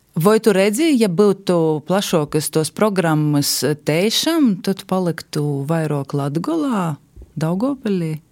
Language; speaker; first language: Latvian; native; Latvian